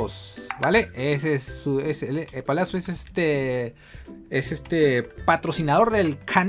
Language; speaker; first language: Spanish; native; Spanish